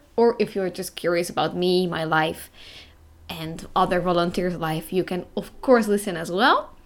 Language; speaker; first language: English; non-native, fluent; Dutch